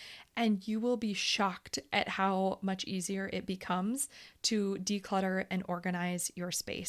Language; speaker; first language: English; native; English